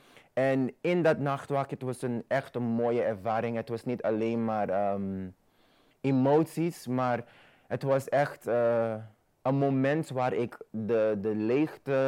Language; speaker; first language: Dutch; non-native, fluent; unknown